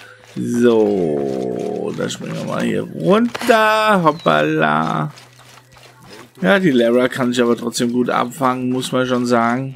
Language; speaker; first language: German; native; German